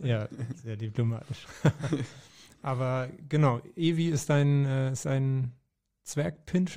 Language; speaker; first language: German; native; German